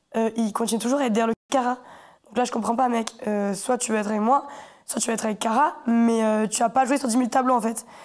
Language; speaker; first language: French; native; French